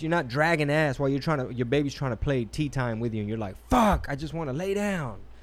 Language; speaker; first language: English; early bilingual, other home language; Spanish